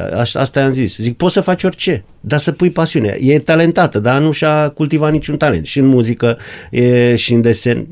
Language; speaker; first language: Romanian; non-native, local second language; German